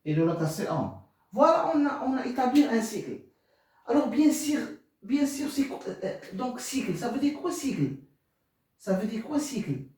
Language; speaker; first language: French; non-native, local second language; Arabic